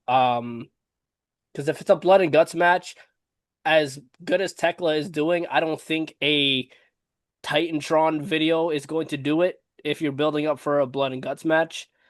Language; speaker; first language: English; native; English